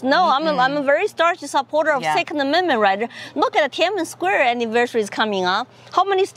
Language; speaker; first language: English; non-native, fluent; Chinese